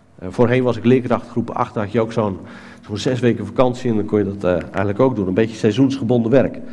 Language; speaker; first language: Dutch; native; Dutch